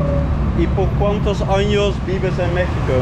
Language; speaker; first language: Spanish; non-native, learner; Dutch